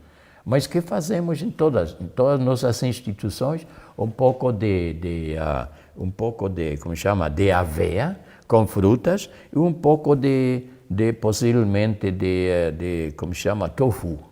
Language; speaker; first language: Portuguese; non-native, fluent; German